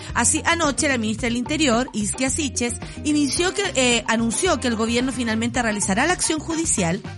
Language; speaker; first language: Spanish; native; Spanish